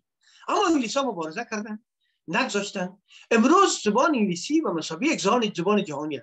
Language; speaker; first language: Persian; native; Persian